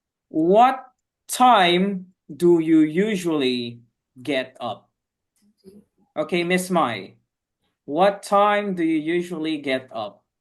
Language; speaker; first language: English; non-native, fluent; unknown